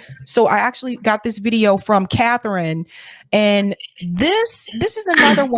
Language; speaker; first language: English; native; English